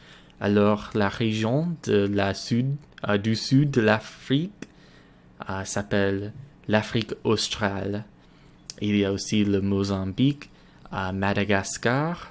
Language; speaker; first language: French; non-native, learner; English